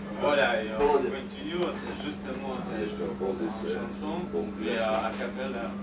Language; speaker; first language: French; non-native, fluent; Russian